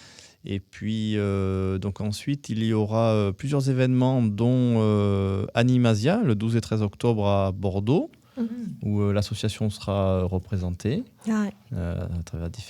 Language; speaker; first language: French; native; French